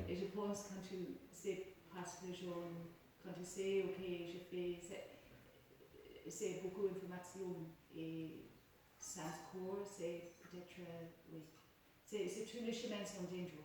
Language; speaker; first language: French; non-native, learner; English